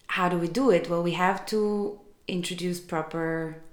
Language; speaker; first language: English; non-native, fluent; Serbian